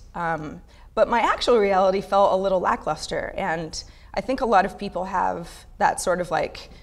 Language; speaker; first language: English; native; English